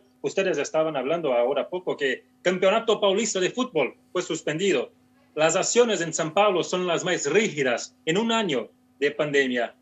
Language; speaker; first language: Spanish; non-native, fluent; Portuguese